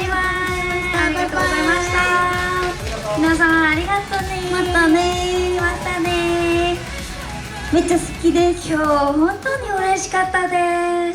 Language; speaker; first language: Japanese; non-native, learner; Korean